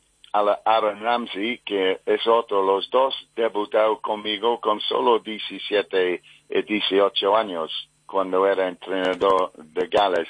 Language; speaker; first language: Spanish; non-native, fluent; English